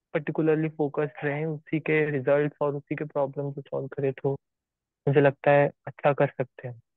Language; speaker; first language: Hindi; native; Hindi